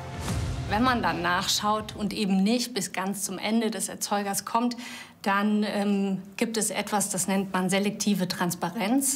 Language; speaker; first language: German; native; German